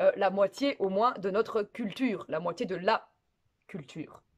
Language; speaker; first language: French; native; French